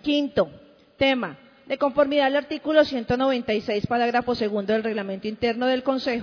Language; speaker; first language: Spanish; native; Spanish